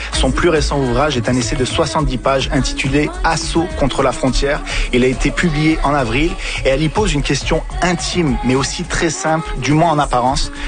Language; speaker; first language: French; native; French